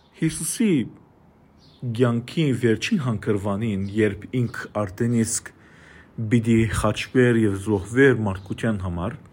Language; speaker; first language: Armenian; native; Armenian